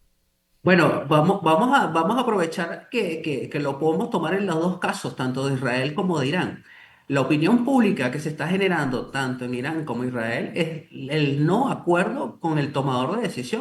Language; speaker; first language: Spanish; native; Spanish